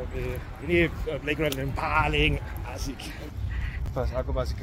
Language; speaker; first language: Indonesian; non-native, learner; German